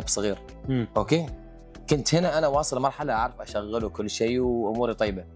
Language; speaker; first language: Arabic; native; Arabic